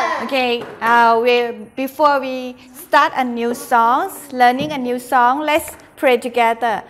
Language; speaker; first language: English; non-native, learner; Thai